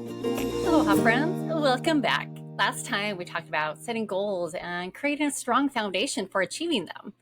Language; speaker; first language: English; native; English